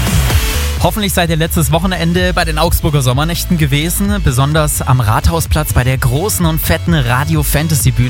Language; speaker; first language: German; native; German